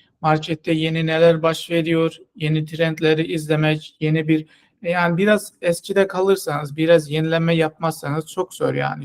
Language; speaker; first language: Turkish; non-native, fluent; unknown